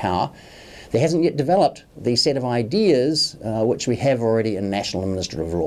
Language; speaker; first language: English; native; English